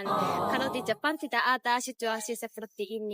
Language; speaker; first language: Indonesian; non-native, fluent; Japanese